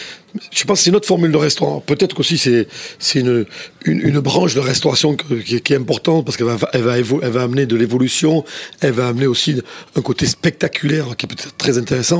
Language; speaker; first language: French; native; French